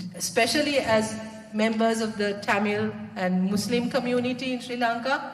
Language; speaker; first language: English; non-native, local second language; Sinhala